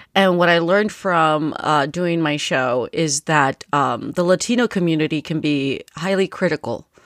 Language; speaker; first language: English; native; English